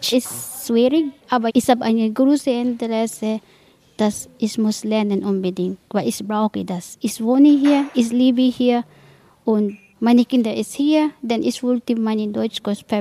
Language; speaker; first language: German; non-native, learner; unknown